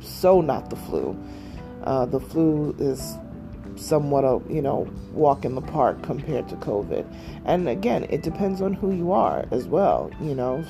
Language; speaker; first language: English; native; English